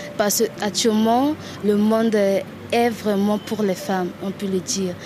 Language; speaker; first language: French; non-native, local second language; Sango